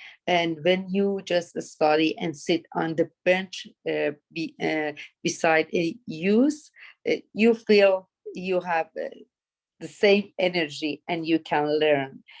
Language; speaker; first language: English; non-native, learner; Persian